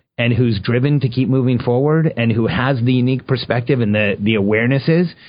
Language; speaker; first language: English; early bilingual, other home language; Spanish